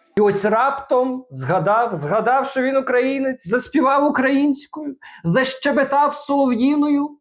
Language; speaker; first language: Ukrainian; non-native, local second language; Russian